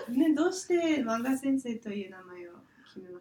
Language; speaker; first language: Japanese; non-native, fluent; English